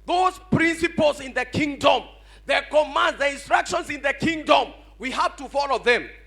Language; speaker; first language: English; non-native, local second language; Swahili